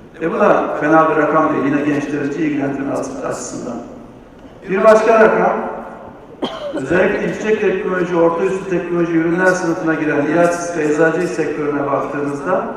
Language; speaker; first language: Turkish; native; Turkish